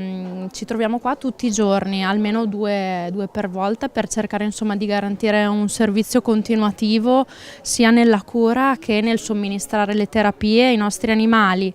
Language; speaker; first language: Italian; native; Italian